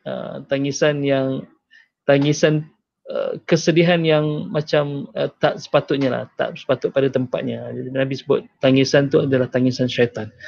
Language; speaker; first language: Malay; native; Malay